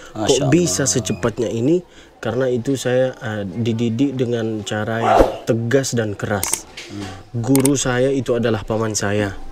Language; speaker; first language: Indonesian; non-native, fluent; Arabic